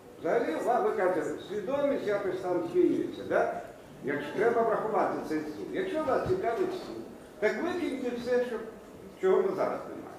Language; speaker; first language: Ukrainian; non-native, local second language; Russian